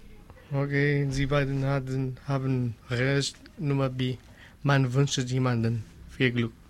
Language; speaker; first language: German; non-native, learner; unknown